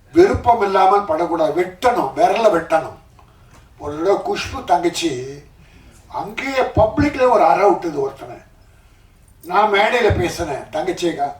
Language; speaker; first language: Tamil; native; Tamil